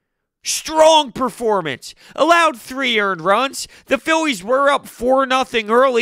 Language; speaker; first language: English; native; English